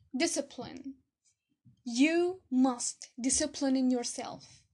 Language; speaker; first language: English; non-native, fluent; Arabic